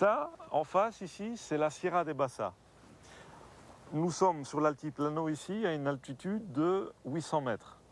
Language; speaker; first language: French; native; French